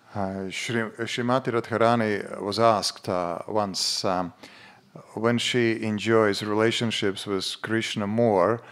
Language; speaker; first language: English; non-native, fluent; Latvian